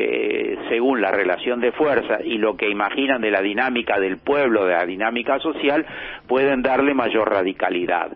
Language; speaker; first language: Spanish; native; Spanish